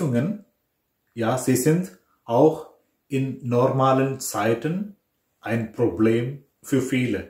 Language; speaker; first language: German; non-native, fluent; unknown